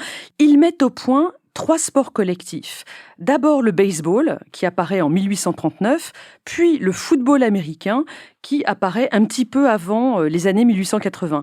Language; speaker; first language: French; native; French